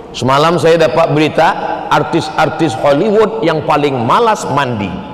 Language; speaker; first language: Malay; native; Malay